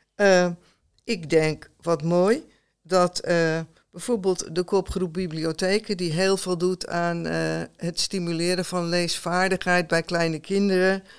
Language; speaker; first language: Dutch; native; Dutch